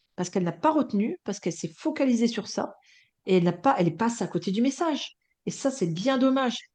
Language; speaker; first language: French; native; French